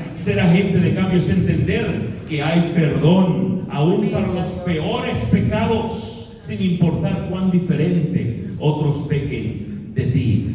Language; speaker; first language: Spanish; native; Spanish